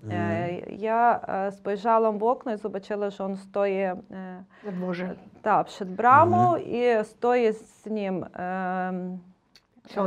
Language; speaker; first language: Ukrainian; native; Ukrainian